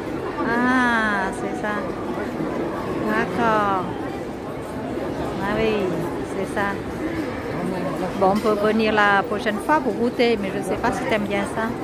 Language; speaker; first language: French; non-native, learner; Vietnamese